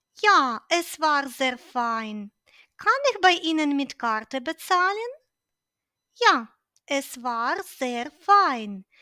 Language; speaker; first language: German; non-native, fluent; Ukrainian